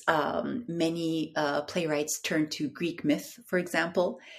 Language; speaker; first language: English; non-native, fluent; Turkish